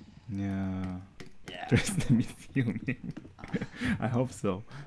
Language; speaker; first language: English; non-native, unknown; Japanese